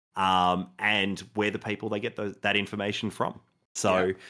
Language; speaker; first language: English; native; English